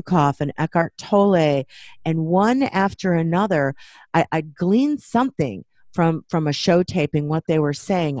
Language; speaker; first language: English; native; English